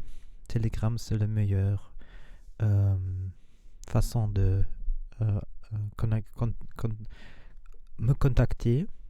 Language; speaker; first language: French; non-native, learner; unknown